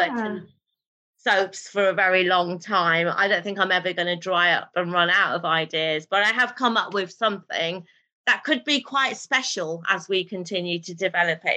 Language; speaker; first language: English; non-native, local second language; Urdu